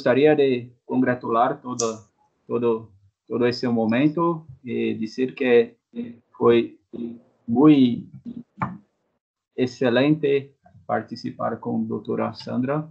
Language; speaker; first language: Spanish; non-native, fluent; Portuguese